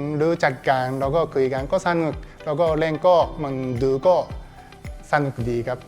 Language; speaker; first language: Thai; non-native, learner; Japanese